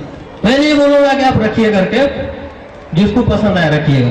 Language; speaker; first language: Hindi; non-native, local second language; Marathi